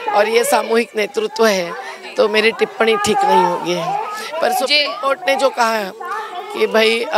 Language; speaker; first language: Hindi; non-native, local second language; Marathi